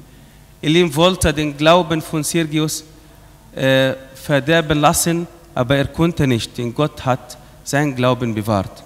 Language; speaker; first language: German; non-native, fluent; Arabic